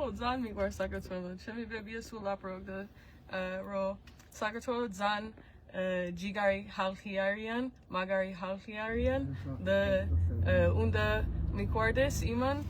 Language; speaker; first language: Georgian; early bilingual, heritage; Georgian